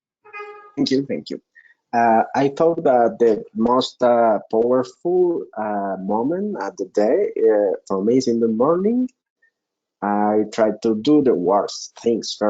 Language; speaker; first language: English; non-native, local second language; Spanish